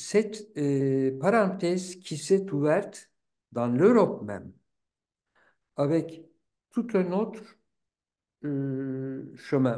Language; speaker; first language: French; non-native, fluent; Turkish